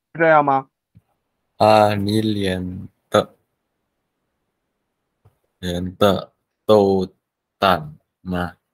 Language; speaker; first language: Chinese; non-native, learner; Vietnamese